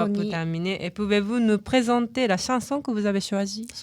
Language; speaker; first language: French; non-native, fluent; Japanese